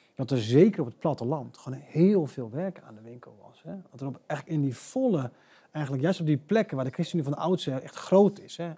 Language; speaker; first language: Dutch; native; Dutch